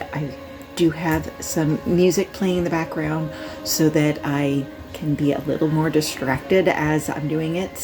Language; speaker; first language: English; native; English